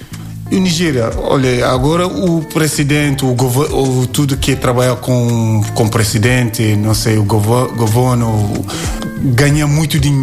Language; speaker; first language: Portuguese; non-native, learner; Yoruba